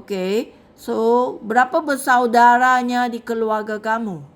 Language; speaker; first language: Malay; non-native, local second language; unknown